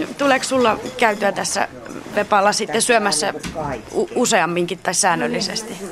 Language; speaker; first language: Finnish; native; Finnish